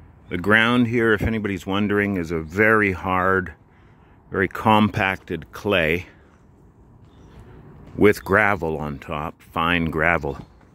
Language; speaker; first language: English; native; English